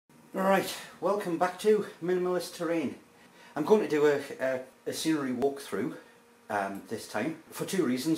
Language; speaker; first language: English; native; English